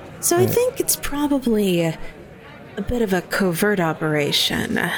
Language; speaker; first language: English; native; English